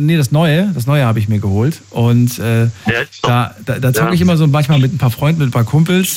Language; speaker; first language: German; native; German